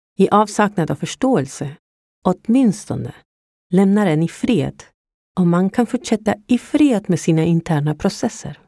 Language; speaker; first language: Swedish; non-native, fluent; Spanish